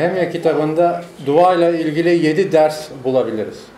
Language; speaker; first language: Turkish; native; Turkish